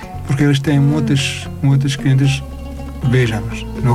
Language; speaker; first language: Portuguese; non-native, fluent; Arabic